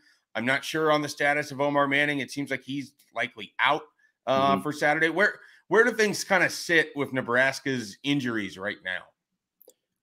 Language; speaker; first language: English; native; English